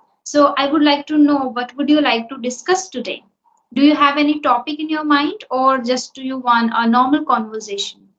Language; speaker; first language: English; non-native, local second language; Hindi